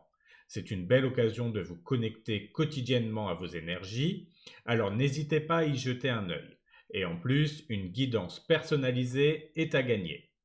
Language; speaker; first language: French; native; French